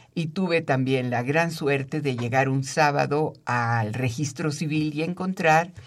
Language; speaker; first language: Spanish; native; Spanish